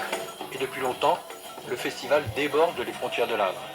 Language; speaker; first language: French; native; French